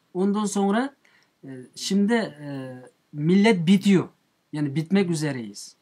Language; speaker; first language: Turkish; non-native, fluent; Uyghur